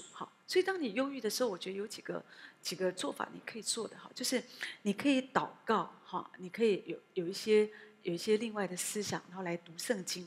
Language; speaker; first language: Chinese; native; Chinese